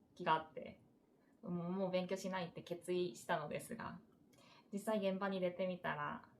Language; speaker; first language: Japanese; non-native, fluent; Korean